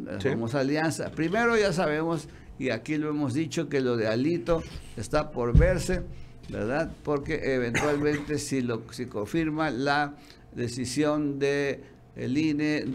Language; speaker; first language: Spanish; native; Spanish